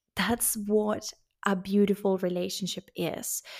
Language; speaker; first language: English; non-native, fluent; Finnish